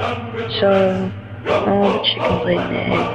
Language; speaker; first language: English; native; English